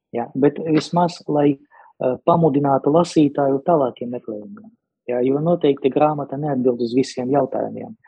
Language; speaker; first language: Latvian; non-native, local second language; Russian